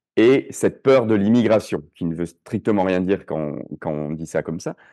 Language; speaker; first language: French; native; French